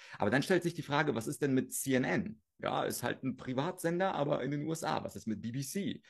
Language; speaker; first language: German; early bilingual, other home language; Russian